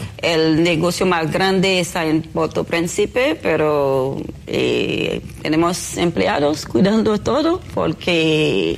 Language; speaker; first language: Spanish; non-native, fluent; Haitian Creole